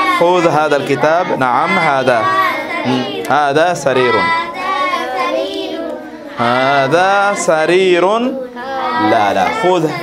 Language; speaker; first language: Arabic; non-native, fluent; Bangla